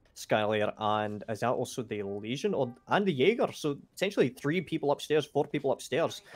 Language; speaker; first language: English; native; English